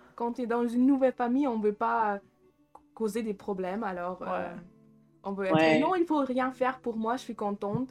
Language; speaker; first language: French; non-native, fluent; German